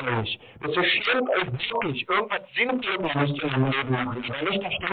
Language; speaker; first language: German; native; German